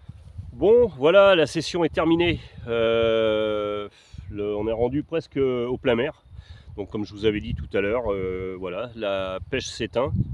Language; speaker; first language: French; native; French